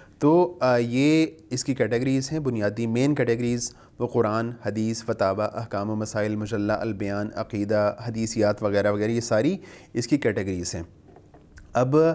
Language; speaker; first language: Urdu; native; Urdu